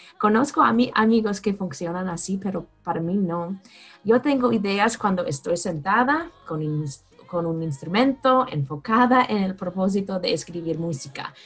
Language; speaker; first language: Spanish; non-native, fluent; English